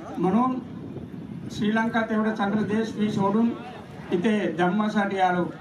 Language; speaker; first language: Marathi; non-native, fluent; Sinhala